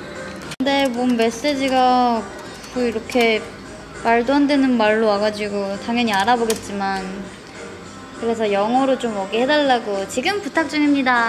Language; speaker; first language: Korean; native; Korean